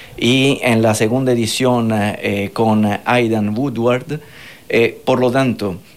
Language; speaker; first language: Spanish; non-native, fluent; Italian